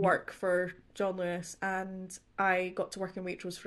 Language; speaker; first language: English; native; English